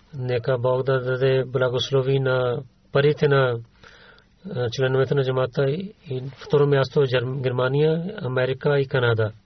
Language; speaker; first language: Bulgarian; non-native, learner; Urdu